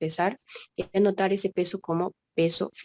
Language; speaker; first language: Spanish; native; Spanish